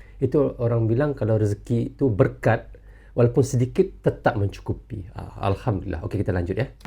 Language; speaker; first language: Malay; native; Malay